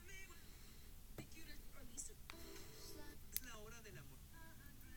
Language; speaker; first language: English; native; English